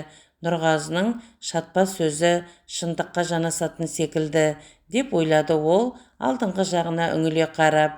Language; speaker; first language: Kazakh; native; Kazakh